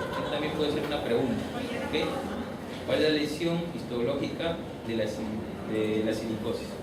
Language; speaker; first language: Spanish; native; Spanish